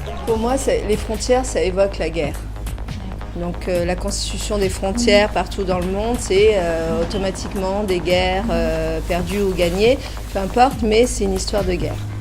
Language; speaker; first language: French; early bilingual, other home language; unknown